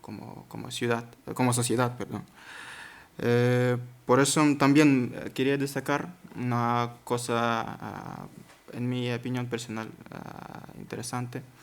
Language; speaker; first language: Spanish; non-native, learner; Kazakh